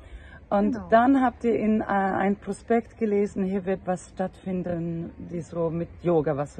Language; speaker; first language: German; non-native, fluent; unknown